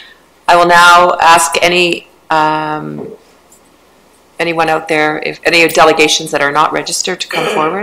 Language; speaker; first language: English; native; English